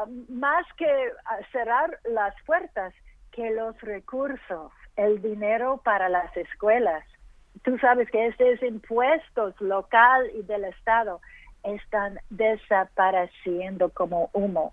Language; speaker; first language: Spanish; early bilingual, heritage; English